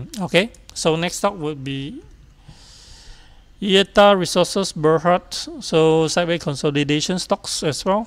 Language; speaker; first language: English; non-native, local second language; Chinese